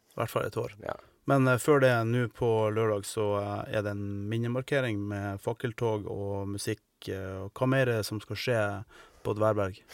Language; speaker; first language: Norwegian; native; Norwegian